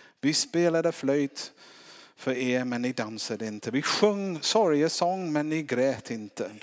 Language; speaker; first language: Swedish; non-native, fluent; English